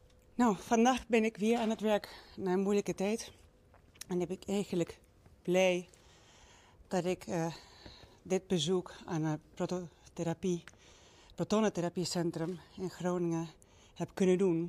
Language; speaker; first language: Dutch; non-native, local second language; Spanish